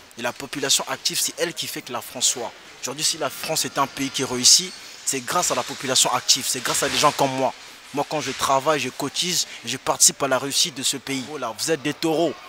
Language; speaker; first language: French; early bilingual, other home language; Lingala